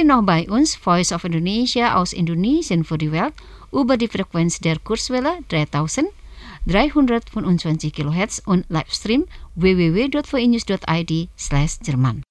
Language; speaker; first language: German; non-native, fluent; Indonesian